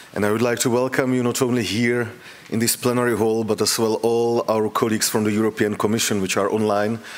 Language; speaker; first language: English; non-native, fluent; Czech